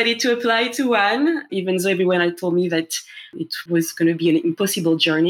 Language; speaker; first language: English; non-native, fluent; French